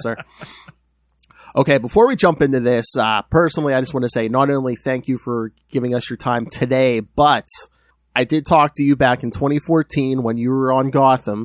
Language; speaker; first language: English; native; English